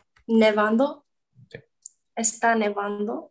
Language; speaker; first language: Spanish; non-native, learner; English